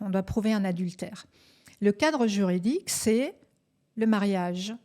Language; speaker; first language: French; native; French